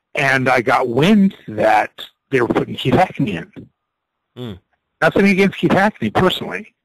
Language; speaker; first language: English; native; English